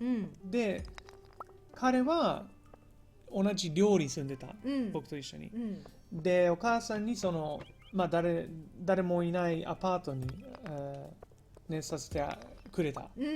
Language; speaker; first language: Japanese; non-native, fluent; English